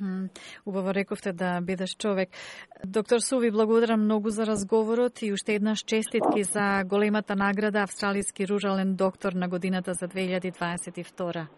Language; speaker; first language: Macedonian; native; Macedonian